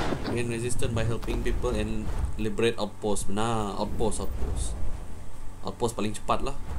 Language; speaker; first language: English; non-native, local second language; Malay